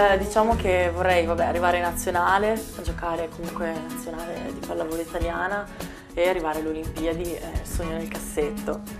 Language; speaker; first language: Italian; early bilingual, other home language; Albanian